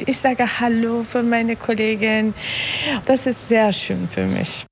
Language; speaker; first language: German; non-native, learner; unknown